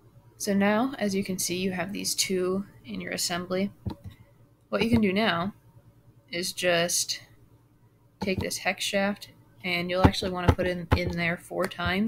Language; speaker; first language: English; native; English